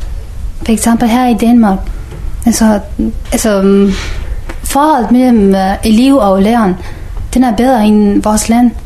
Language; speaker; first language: Danish; non-native, learner; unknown